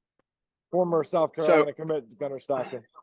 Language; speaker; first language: English; native; English